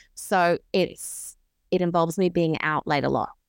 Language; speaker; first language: English; native; English